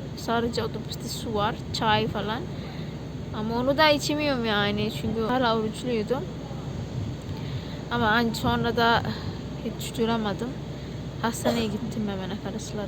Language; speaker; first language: Turkish; non-native, learner; Indonesian